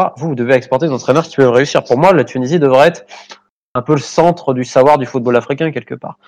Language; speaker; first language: French; native; French